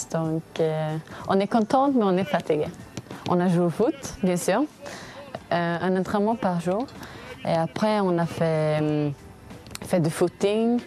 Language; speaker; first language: French; non-native, fluent; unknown